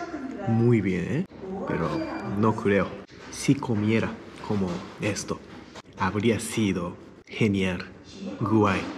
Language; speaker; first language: Spanish; non-native, fluent; Japanese